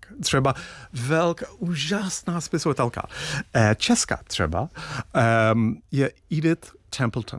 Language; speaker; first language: Czech; non-native, fluent; English